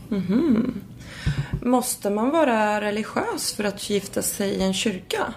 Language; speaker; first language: Swedish; native; Swedish